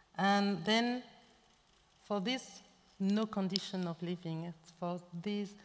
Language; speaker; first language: English; non-native, local second language; French